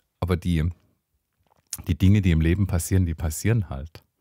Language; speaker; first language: German; native; German